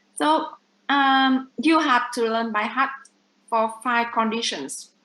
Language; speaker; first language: English; non-native, fluent; Vietnamese